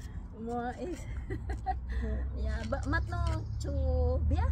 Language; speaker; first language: French; non-native, learner; Filipino